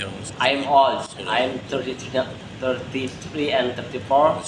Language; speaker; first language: English; non-native, learner; Indonesian